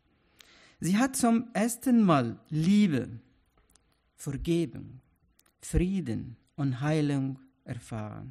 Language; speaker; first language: German; non-native, fluent; Arabic